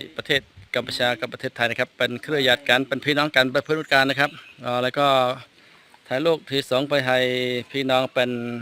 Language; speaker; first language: Thai; non-native, fluent; Khmer